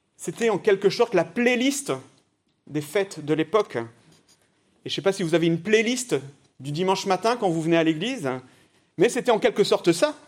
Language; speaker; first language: French; native; French